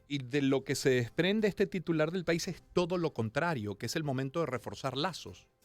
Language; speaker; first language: Spanish; native; Spanish